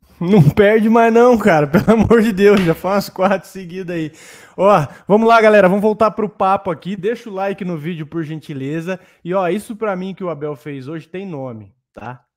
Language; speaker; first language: Portuguese; native; Portuguese